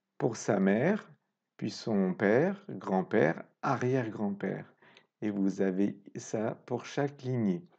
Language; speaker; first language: French; native; French